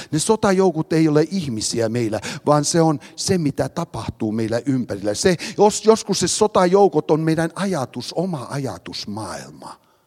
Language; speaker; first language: Finnish; early bilingual, heritage; Finnish